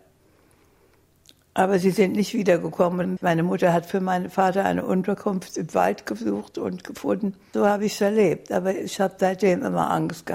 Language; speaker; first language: German; native; German